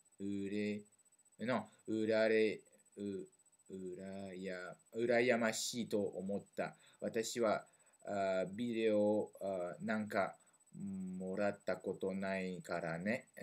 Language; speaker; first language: Japanese; non-native, learner; French